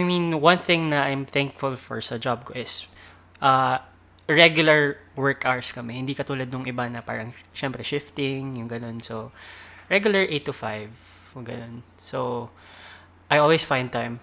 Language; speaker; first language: English; non-native, local second language; Cebuano